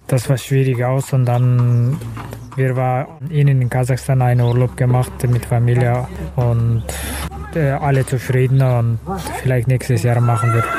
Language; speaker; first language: German; non-native, learner; Kazakh